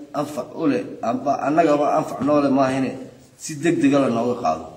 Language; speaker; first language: Somali; native; Somali